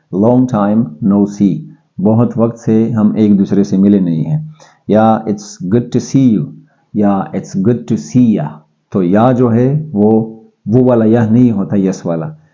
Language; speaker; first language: Urdu; non-native, local second language; Pashto